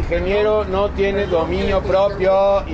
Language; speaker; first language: Spanish; native; Spanish